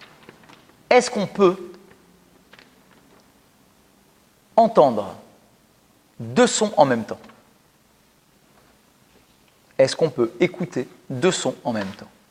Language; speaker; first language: French; native; French